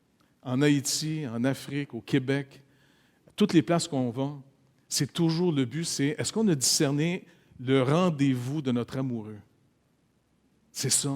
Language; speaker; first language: French; native; French